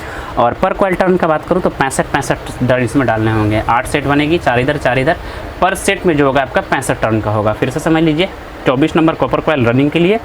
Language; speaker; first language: Hindi; native; Hindi